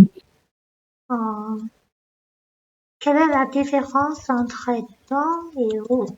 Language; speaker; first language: French; non-native, learner; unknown